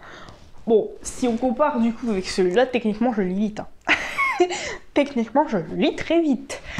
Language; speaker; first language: French; native; French